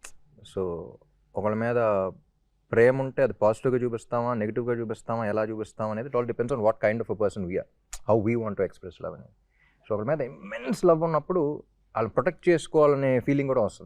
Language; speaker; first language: Telugu; native; Telugu